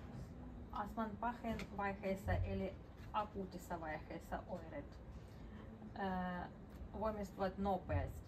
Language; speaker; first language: Finnish; non-native, fluent; Russian